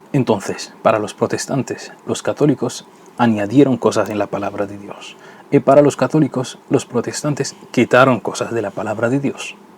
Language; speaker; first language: Spanish; non-native, fluent; Arabic